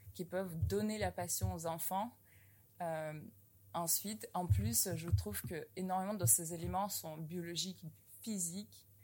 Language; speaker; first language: French; non-native, fluent; Russian